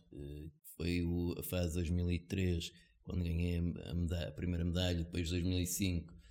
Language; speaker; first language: Portuguese; native; Portuguese